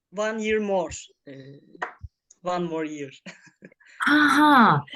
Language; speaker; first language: English; non-native, learner; Turkish